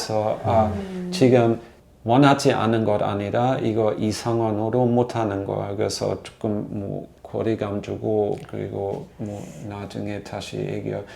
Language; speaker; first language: Korean; non-native, learner; German